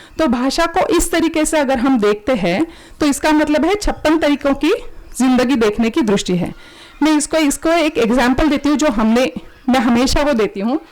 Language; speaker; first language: Hindi; non-native, local second language; Marathi